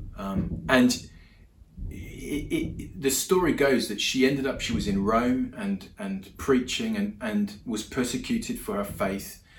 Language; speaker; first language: English; native; English